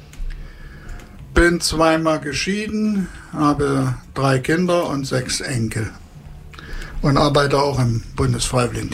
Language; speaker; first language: German; native; German